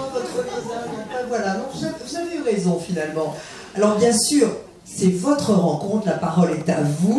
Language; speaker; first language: French; native; French